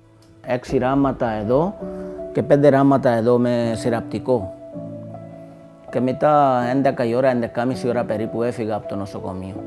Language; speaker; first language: Greek; non-native, fluent; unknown